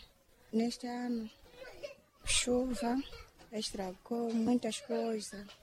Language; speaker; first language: Portuguese; non-native, local second language; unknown